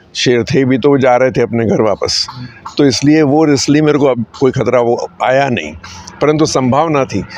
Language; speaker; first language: Hindi; native; Hindi